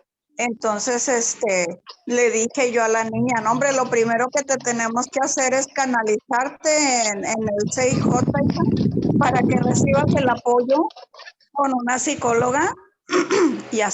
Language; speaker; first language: Spanish; native; Spanish